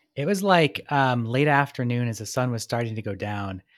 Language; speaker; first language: English; native; English